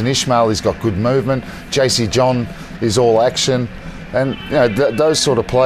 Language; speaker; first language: English; native; English